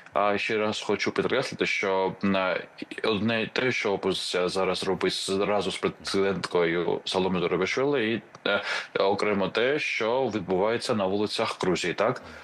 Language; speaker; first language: Ukrainian; non-native, fluent; Georgian